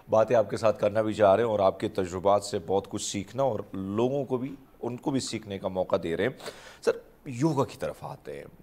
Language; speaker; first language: Urdu; non-native, local second language; Punjabi